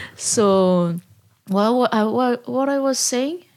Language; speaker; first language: English; non-native, learner; Korean